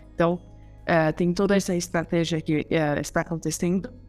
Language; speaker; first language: Portuguese; non-native, fluent; French